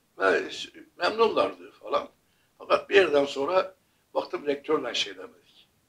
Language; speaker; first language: Turkish; native; Turkish